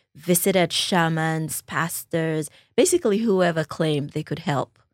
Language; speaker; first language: English; non-native, local second language; Ewe